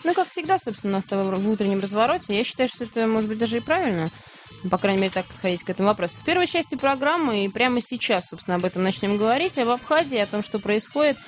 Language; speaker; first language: Russian; native; Russian